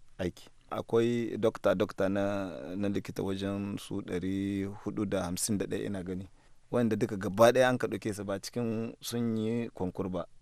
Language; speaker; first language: Hausa; native; Hausa